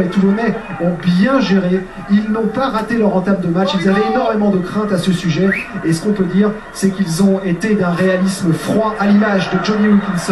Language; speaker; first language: French; native; French